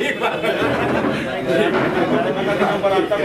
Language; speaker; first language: Hindi; native; Hindi